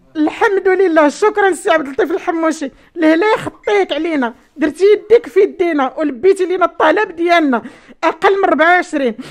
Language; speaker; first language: Arabic; native; Arabic